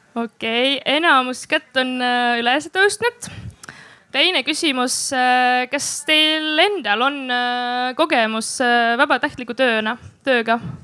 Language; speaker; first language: Estonian; non-native, local second language; Russian